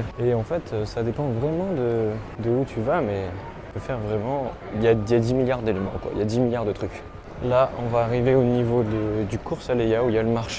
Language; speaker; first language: French; native; French